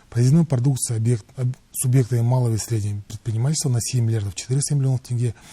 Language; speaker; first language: Russian; non-native, local second language; Kazakh